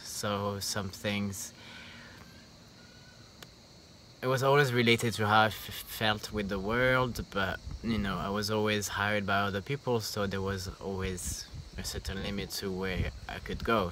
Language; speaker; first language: English; non-native, fluent; French